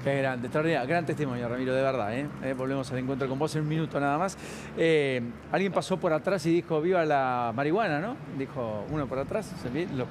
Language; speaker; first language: Spanish; native; Spanish